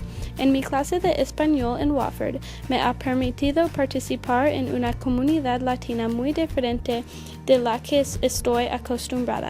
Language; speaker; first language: Spanish; early bilingual, heritage; English